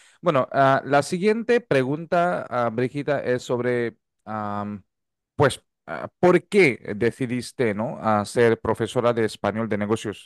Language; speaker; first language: Spanish; non-native, fluent; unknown